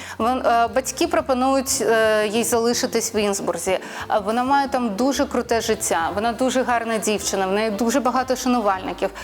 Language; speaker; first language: Ukrainian; non-native, local second language; Russian